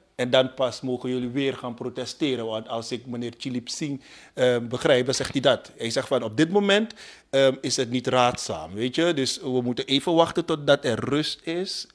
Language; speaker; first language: Dutch; native; Dutch